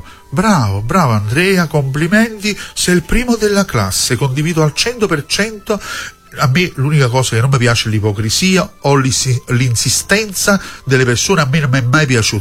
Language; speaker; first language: Italian; native; Italian